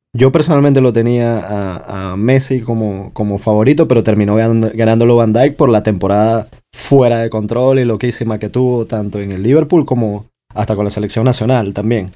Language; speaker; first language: Spanish; native; Spanish